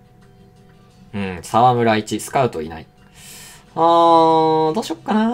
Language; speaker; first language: Japanese; native; Japanese